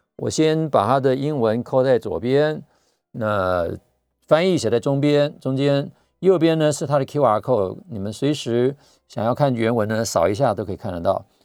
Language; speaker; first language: Chinese; native; Chinese